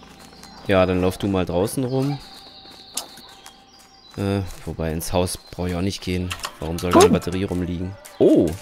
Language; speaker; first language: German; native; German